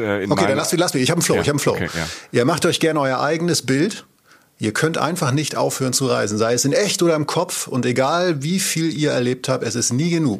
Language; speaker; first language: German; native; German